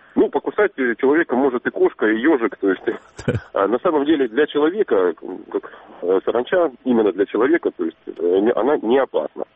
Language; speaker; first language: Russian; native; Russian